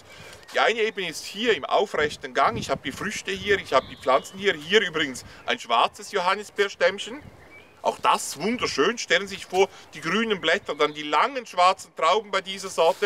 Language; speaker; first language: German; native; German